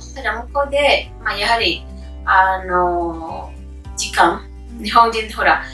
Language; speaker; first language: Japanese; non-native, fluent; Indonesian